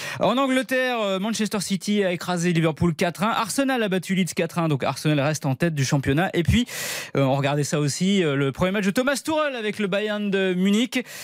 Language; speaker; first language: French; native; French